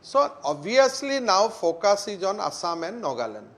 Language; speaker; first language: English; non-native, local second language; Assamese